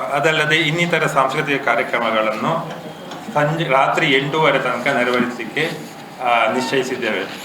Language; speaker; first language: Kannada; native; Kannada